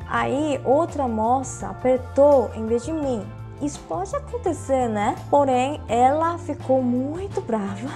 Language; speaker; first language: Portuguese; non-native, fluent; Korean